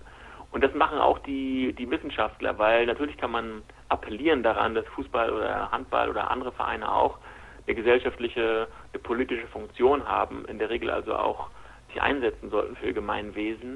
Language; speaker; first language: German; native; German